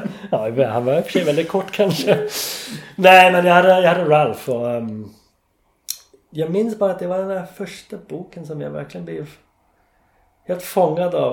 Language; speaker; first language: Swedish; non-native, fluent; English